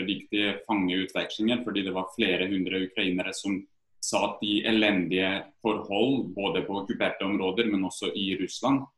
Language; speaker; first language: Norwegian; non-native, fluent; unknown